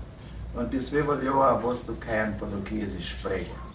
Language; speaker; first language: German; early bilingual, heritage; German